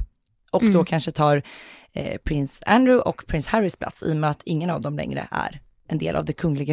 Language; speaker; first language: Swedish; native; Swedish